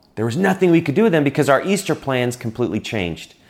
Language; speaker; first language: English; native; English